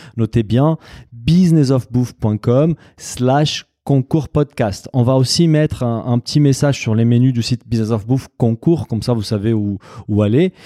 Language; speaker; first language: French; non-native, fluent; Portuguese